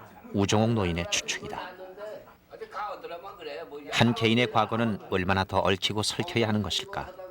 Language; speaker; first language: Korean; native; Korean